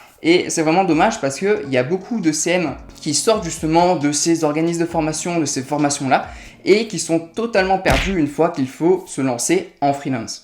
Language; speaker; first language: French; native; French